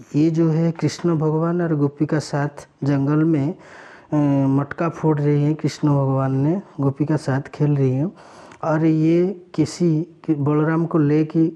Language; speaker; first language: Hindi; non-native, local second language; Odia